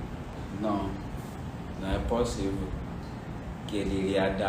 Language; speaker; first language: Portuguese; non-native, learner; Yoruba